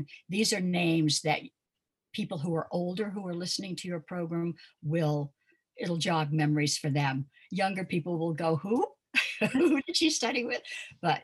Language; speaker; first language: English; native; English